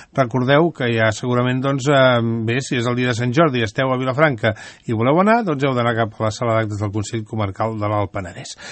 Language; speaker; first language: Catalan; native; Catalan